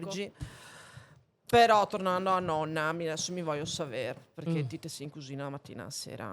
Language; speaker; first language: Italian; native; Italian